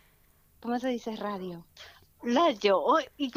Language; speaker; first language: Spanish; non-native, learner; Japanese